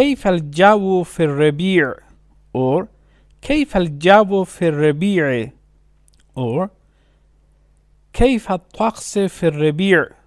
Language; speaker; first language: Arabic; non-native, fluent; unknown